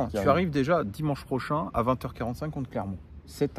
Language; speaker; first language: French; native; French